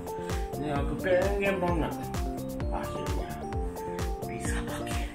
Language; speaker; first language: Indonesian; non-native, fluent; Japanese